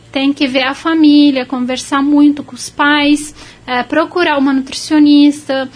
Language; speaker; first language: Portuguese; non-native, fluent; Arabic